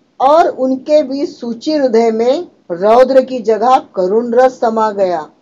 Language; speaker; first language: Hindi; non-native, local second language; Marathi